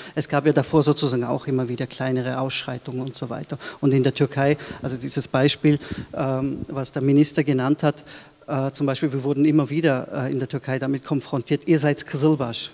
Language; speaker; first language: German; early bilingual, other home language; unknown